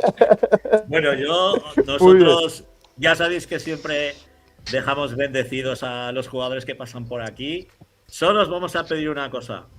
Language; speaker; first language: Spanish; native; Spanish